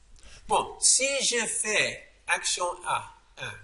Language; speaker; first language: French; non-native, fluent; English